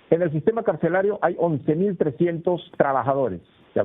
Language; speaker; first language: Spanish; native; Spanish